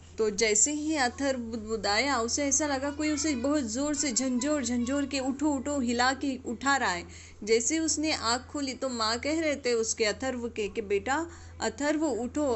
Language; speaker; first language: Hindi; non-native, local second language; Urdu